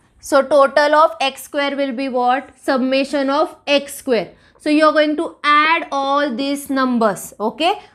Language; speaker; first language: English; non-native, local second language; Marathi